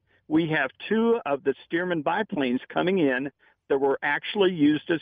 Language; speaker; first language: English; native; English